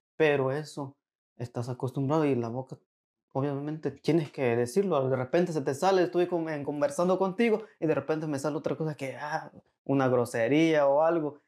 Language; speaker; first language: Spanish; native; Spanish